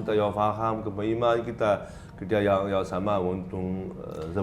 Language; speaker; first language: Indonesian; non-native, learner; Chinese